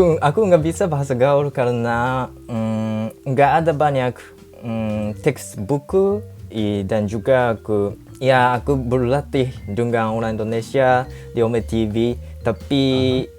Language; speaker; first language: Indonesian; non-native, learner; Japanese